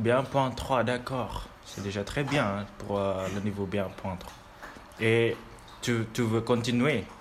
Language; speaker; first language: French; non-native, learner; Indonesian